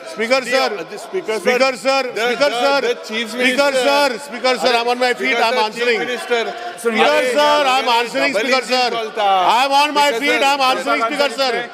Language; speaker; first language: English; non-native, local second language; Konkani